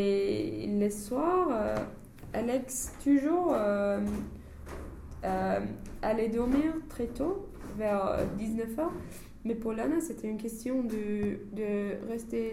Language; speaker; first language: French; non-native, fluent; English